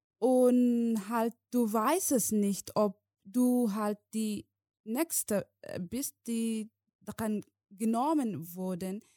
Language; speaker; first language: German; non-native, learner; Somali